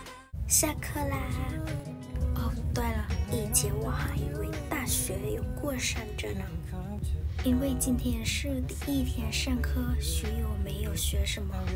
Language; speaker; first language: Chinese; non-native, learner; Vietnamese